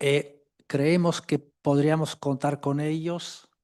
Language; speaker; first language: Spanish; non-native, fluent; Italian